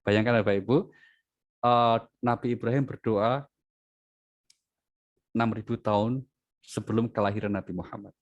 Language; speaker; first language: Indonesian; native; Indonesian